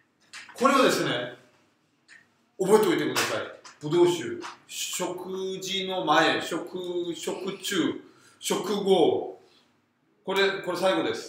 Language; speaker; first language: Japanese; non-native, fluent; Korean